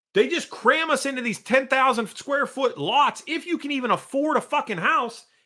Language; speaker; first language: English; early bilingual, other home language; Hungarian